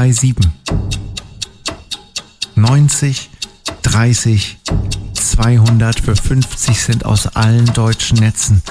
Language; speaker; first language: German; native; German